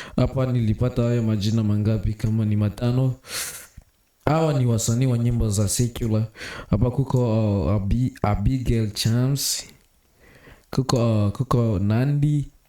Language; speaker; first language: Swahili; native; Swahili